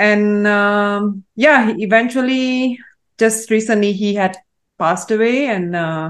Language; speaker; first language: English; non-native, local second language; Tamil